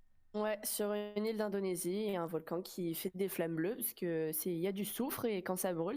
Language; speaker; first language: French; native; French